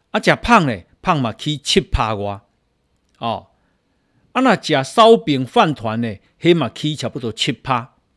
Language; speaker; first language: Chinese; native; Chinese